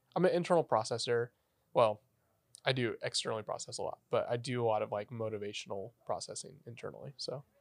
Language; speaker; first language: English; native; English